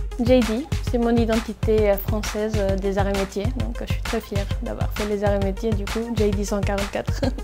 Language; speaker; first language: French; non-native, fluent; Spanish